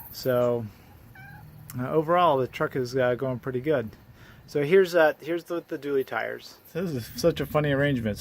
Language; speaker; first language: English; native; English